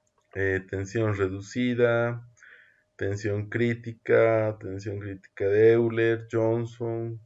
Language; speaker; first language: Spanish; native; Spanish